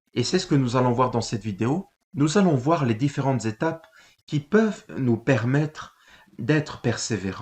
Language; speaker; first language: French; native; French